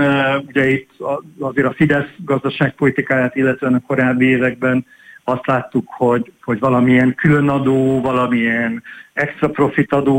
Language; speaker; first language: Hungarian; native; Hungarian